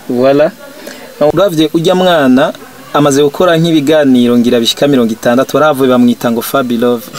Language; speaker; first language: Rundi; native; Rundi